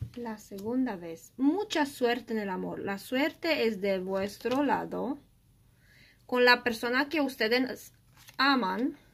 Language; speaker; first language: Spanish; non-native, learner; Romanian